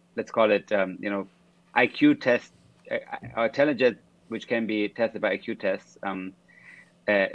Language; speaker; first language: English; non-native, fluent; German